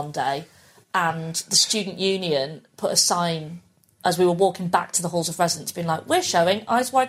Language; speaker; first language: English; native; English